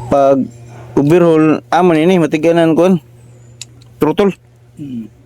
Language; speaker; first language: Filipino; non-native, local second language; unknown